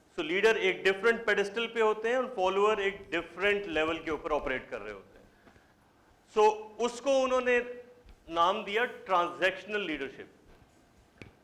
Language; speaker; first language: Urdu; native; Urdu